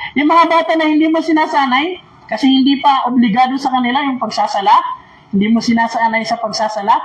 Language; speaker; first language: Filipino; non-native, local second language; Maranao